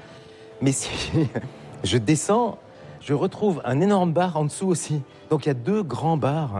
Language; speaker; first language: French; native; French